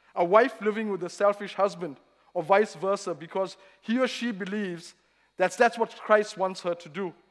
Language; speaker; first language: English; native; English